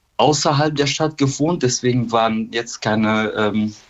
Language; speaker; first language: German; non-native, fluent; Arabic